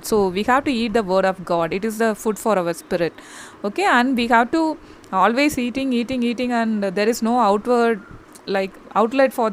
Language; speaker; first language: English; non-native, local second language; Tamil